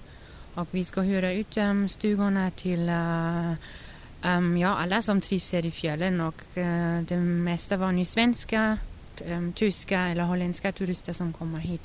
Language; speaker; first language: Swedish; non-native, fluent; German